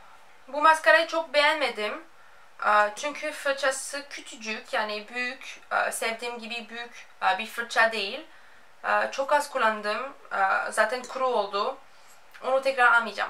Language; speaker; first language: Turkish; non-native, fluent; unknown